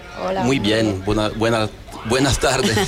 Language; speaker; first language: Spanish; non-native, learner; French